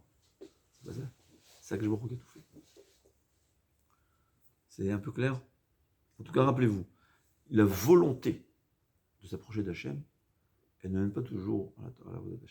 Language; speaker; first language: French; native; French